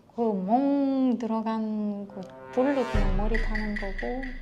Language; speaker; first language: Korean; non-native, fluent; Ukrainian